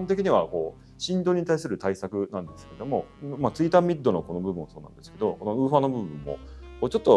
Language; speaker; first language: Japanese; native; Japanese